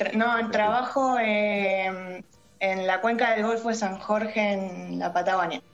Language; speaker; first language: Spanish; native; Spanish